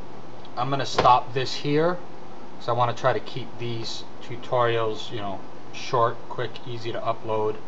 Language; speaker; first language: English; native; English